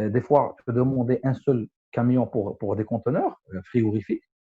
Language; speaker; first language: French; non-native, local second language; Arabic